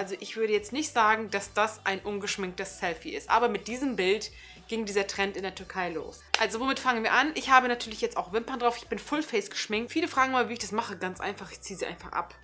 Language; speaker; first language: German; early bilingual, other home language; Turkish